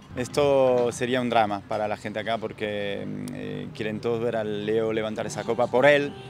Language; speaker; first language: Spanish; non-native, fluent; French